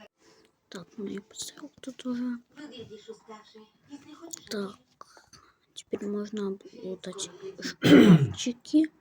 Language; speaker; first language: Russian; native; Russian